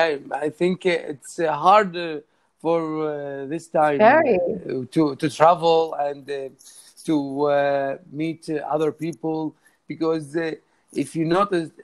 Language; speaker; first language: English; non-native, learner; Arabic